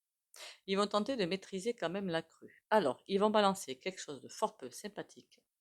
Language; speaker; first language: French; native; French